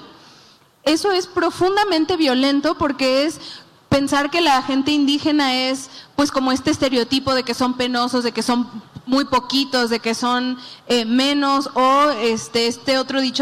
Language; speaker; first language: Spanish; native; Spanish